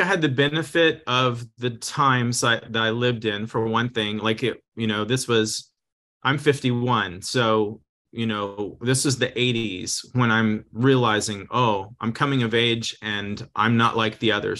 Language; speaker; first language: English; native; English